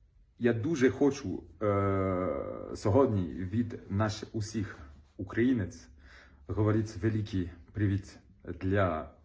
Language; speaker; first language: Ukrainian; non-native, learner; French